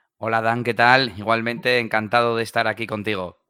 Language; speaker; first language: Spanish; native; Spanish